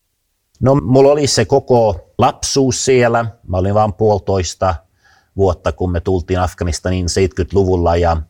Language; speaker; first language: Finnish; non-native, fluent; Swedish